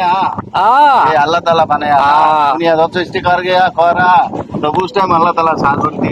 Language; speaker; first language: Hindi; non-native, learner; Bangla